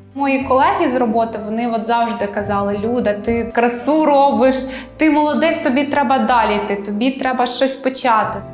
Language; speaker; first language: Ukrainian; non-native, local second language; Romanian